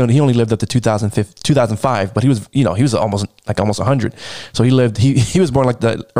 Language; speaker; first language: English; native; English